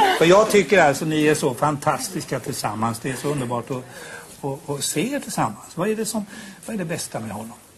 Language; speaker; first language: Swedish; native; Swedish